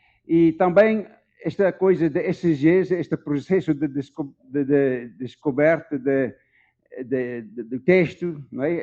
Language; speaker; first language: Portuguese; non-native, fluent; Dutch